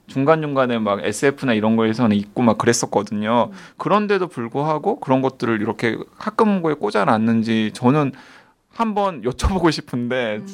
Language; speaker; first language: Korean; native; Korean